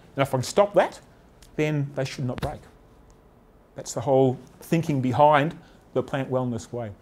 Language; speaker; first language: English; native; English